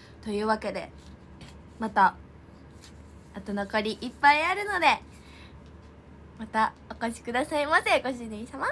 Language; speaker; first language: Japanese; native; Japanese